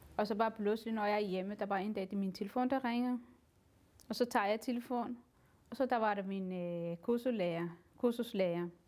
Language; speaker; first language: Danish; non-native, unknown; Somali